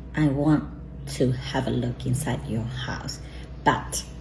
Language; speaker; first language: English; non-native, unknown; Burmese